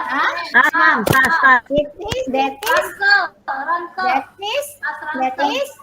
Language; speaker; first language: English; non-native, learner; Indonesian